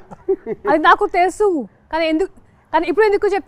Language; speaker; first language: Telugu; non-native, fluent; Hindi